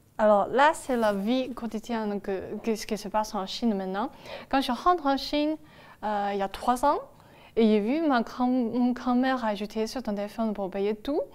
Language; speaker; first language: French; non-native, fluent; Chinese